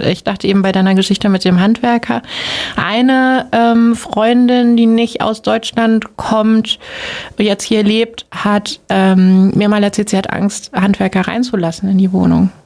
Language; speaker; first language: German; native; German